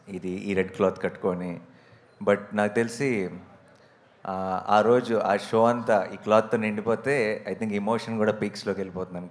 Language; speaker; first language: Telugu; native; Telugu